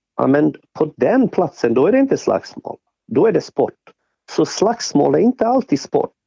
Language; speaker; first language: Swedish; non-native, fluent; Bosnian